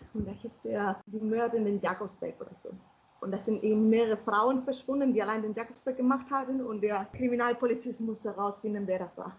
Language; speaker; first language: German; non-native, fluent; Spanish